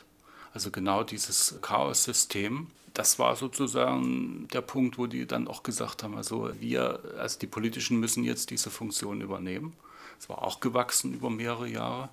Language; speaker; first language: German; native; German